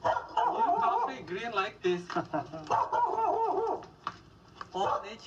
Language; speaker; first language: English; non-native, learner; Indonesian